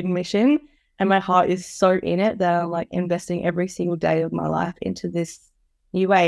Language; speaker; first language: English; native; English